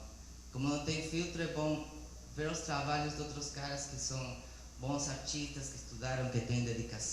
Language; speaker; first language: Portuguese; non-native, learner; Spanish